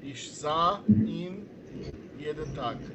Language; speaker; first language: German; non-native, fluent; Portuguese